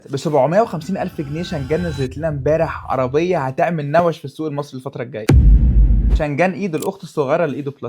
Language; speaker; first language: Arabic; native; Arabic